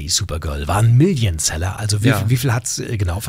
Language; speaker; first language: German; native; German